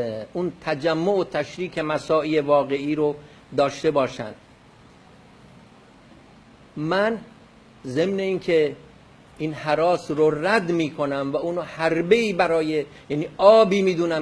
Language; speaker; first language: Persian; non-native, local second language; Kurdish